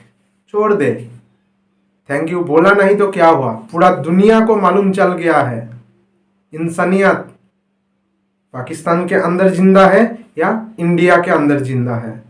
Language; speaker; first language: Hindi; non-native, local second language; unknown